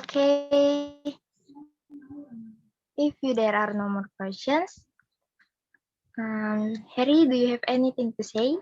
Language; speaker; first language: English; non-native, learner; Indonesian